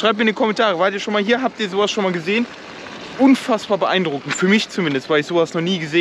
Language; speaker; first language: German; native; German